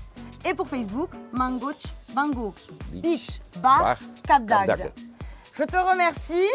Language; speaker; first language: French; native; French